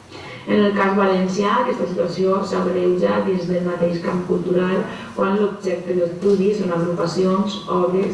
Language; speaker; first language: Catalan; native; Catalan